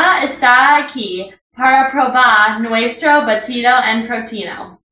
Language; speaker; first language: Spanish; non-native, learner; English